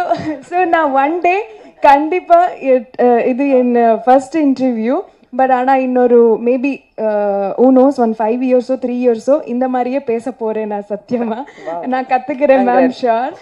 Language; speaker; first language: Tamil; non-native, learner; Kannada